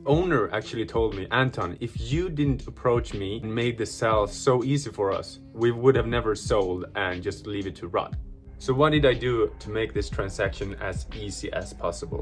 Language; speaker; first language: English; non-native, fluent; Swedish